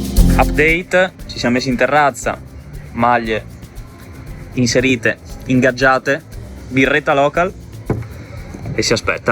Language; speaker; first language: Italian; native; Italian